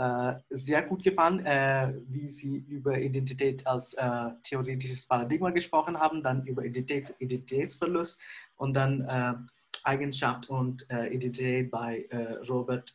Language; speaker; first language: German; non-native, fluent; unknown